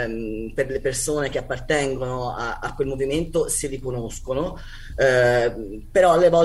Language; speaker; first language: Italian; native; Italian